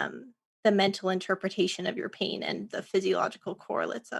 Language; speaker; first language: English; native; English